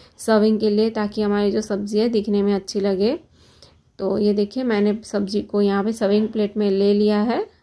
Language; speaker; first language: Hindi; non-native, local second language; Gujarati